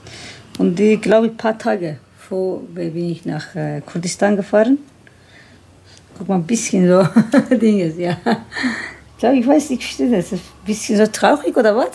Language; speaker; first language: German; non-native, learner; Kurdish